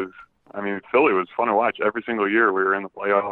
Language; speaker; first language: English; native; English